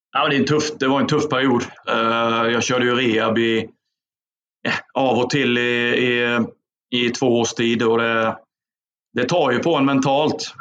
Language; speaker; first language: Swedish; native; Swedish